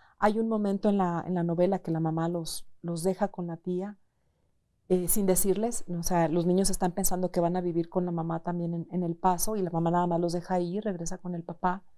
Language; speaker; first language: Spanish; native; Spanish